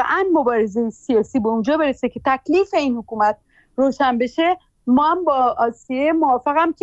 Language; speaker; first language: Persian; native; Persian